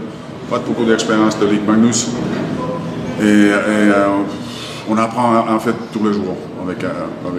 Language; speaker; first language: French; non-native, fluent; Finnish